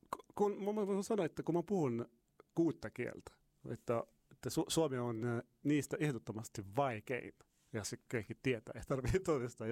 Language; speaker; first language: Finnish; non-native, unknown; Arabic